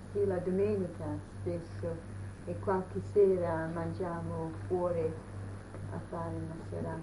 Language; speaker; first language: Italian; early bilingual, heritage; Italian